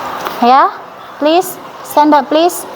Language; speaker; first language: English; non-native, learner; Indonesian